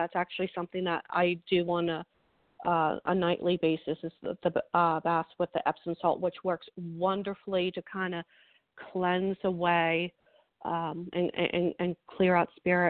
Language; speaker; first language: English; native; English